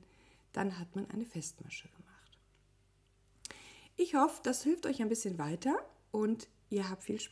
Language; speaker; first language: German; native; German